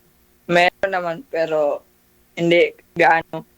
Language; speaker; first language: Filipino; non-native, local second language; Cebuano